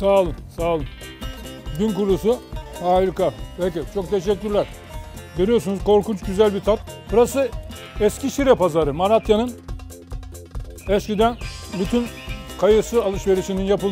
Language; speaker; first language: Turkish; native; Turkish